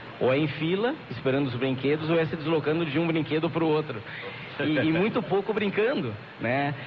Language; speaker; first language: Portuguese; native; Portuguese